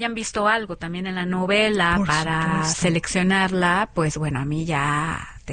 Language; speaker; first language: Spanish; native; Spanish